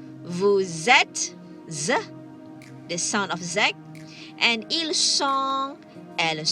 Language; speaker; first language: French; non-native, learner; Malay